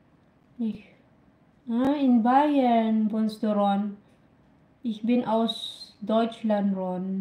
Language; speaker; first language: German; non-native, learner; Filipino